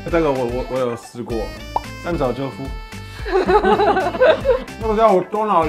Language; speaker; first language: Chinese; non-native, fluent; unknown